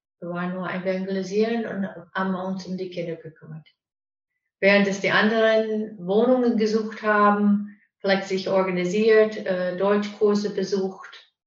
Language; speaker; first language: German; non-native, fluent; English